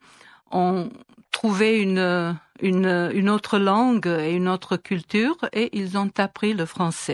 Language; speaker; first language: French; non-native, fluent; Serbian